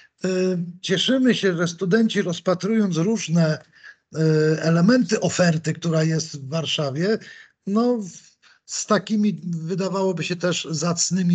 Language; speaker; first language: Polish; native; Polish